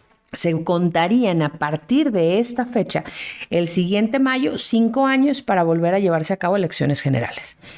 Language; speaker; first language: Spanish; native; Spanish